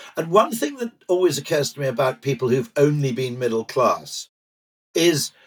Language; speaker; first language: English; native; English